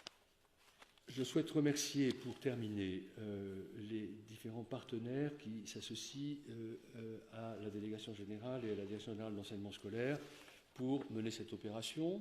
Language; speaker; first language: French; native; French